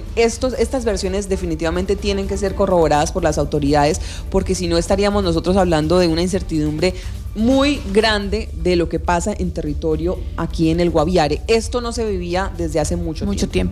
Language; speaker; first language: Spanish; native; Spanish